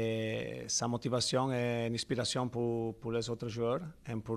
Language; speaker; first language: French; non-native, learner; Italian